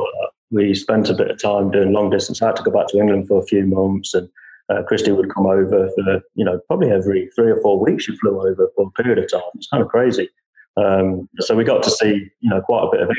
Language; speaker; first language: English; native; English